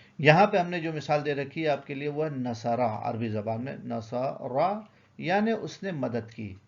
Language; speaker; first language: Urdu; native; Urdu